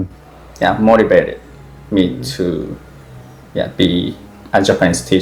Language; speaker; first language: English; non-native, fluent; Japanese